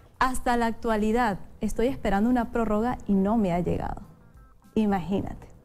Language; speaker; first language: Spanish; native; Spanish